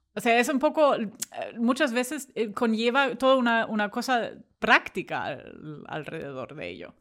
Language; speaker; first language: Spanish; non-native, fluent; German